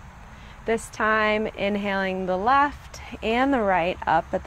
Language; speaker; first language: English; native; English